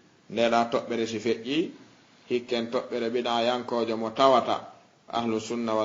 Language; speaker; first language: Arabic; non-native, fluent; Fula